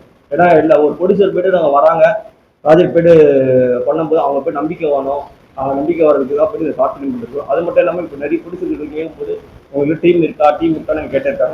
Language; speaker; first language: Tamil; native; Tamil